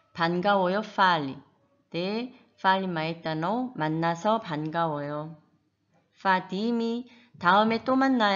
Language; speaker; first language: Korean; non-native, fluent; Malagasy